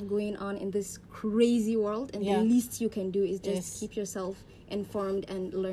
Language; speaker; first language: English; non-native, local second language; Hausa